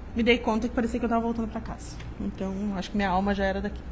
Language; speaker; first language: Portuguese; native; Portuguese